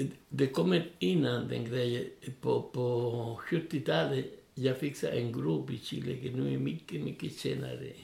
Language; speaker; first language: Swedish; non-native, learner; Spanish